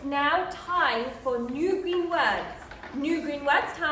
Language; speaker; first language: English; native; English